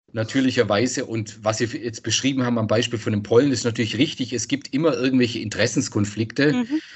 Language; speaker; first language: German; native; German